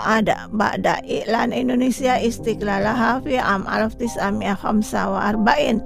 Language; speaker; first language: Arabic; non-native, learner; Indonesian